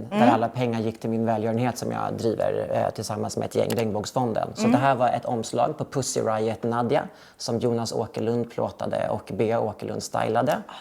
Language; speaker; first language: Swedish; early bilingual, heritage; Swedish